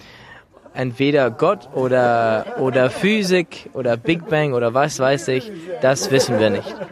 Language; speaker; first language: German; non-native, fluent; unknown